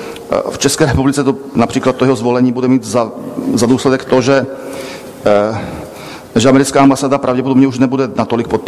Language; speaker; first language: Czech; native; Czech